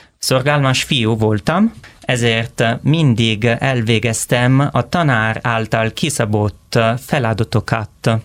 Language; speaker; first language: Hungarian; non-native, learner; Italian